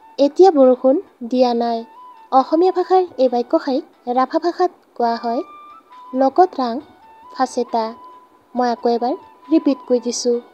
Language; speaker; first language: Assamese; non-native, local second language; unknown